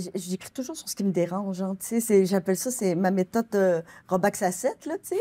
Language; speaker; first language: French; native; French